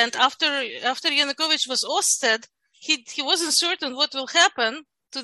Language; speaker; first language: English; non-native, fluent; Russian